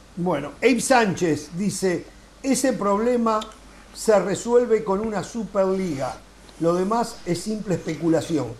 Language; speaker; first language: Spanish; native; Spanish